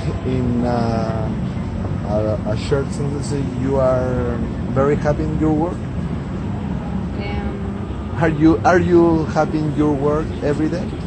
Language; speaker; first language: English; non-native, learner; Spanish